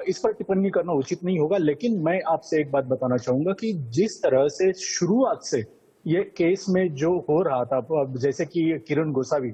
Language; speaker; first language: Hindi; native; Hindi